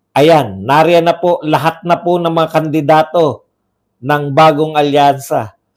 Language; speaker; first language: Filipino; non-native, local second language; Iloko